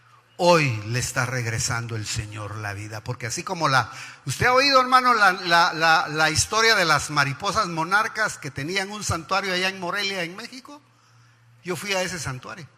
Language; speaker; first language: Spanish; native; Spanish